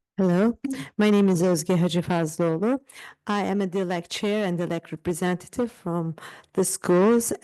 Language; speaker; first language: English; non-native, fluent; Turkish